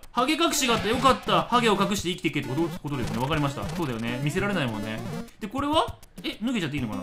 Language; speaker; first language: Japanese; native; Japanese